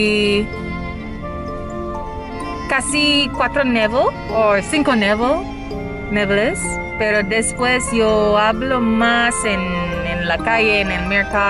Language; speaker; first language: Spanish; non-native, learner; English